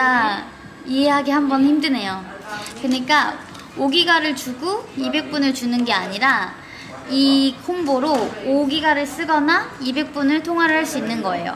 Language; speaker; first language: Korean; native; Korean